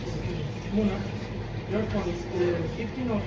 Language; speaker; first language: English; non-native, learner; Nepali